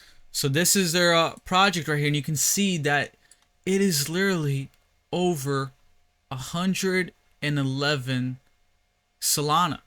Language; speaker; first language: English; native; English